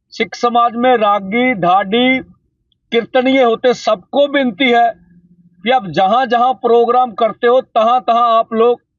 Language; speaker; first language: Hindi; non-native, local second language; Punjabi